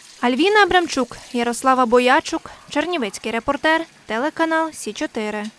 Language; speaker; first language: Ukrainian; native; Ukrainian